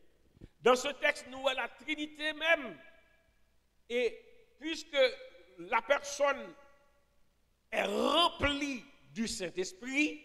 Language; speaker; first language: French; non-native, local second language; Haitian Creole